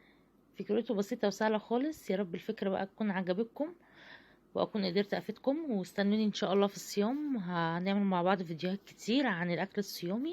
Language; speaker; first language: Arabic; native; Arabic